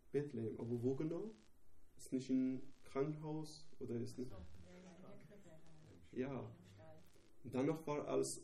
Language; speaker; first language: German; non-native, learner; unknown